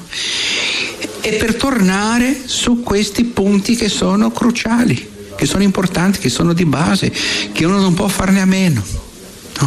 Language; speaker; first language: Italian; non-native, fluent; Portuguese